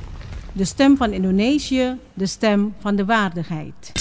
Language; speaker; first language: Dutch; non-native, fluent; Indonesian